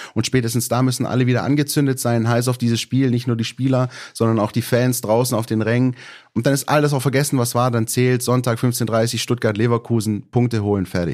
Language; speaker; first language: German; native; German